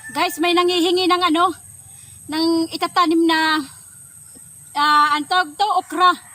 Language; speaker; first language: Filipino; non-native, local second language; Waray